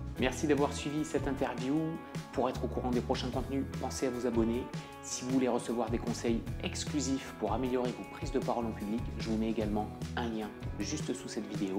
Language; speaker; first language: French; native; French